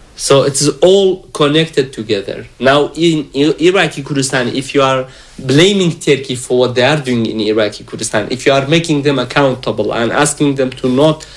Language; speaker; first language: English; non-native, fluent; Kurdish